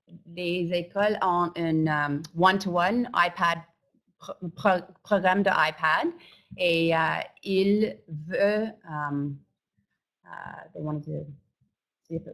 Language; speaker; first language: French; non-native, fluent; English